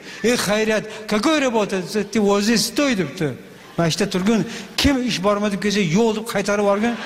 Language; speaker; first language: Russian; non-native, learner; Uzbek